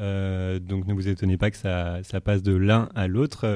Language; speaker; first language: French; native; French